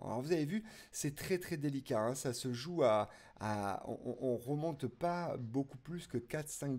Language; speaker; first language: French; native; French